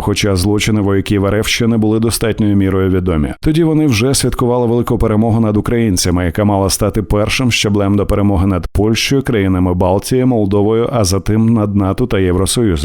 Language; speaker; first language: Ukrainian; native; Ukrainian